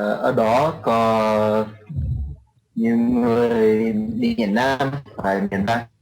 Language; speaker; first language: Vietnamese; non-native, learner; English